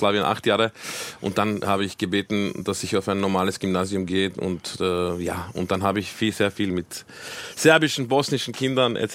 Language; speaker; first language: German; early bilingual, other home language; Croatian